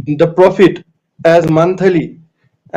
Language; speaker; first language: English; non-native, local second language; Kashmiri